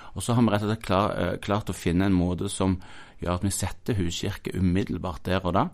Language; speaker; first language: Norwegian; native; Norwegian